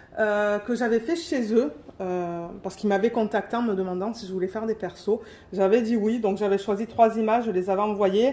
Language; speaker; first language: French; native; French